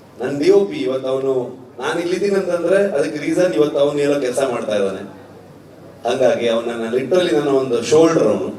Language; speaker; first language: Kannada; native; Kannada